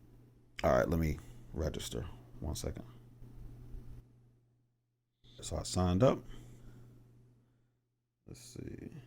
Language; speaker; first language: English; native; English